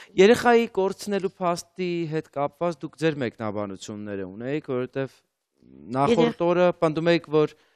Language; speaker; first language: Armenian; native; Armenian